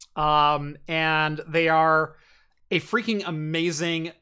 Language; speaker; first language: English; native; English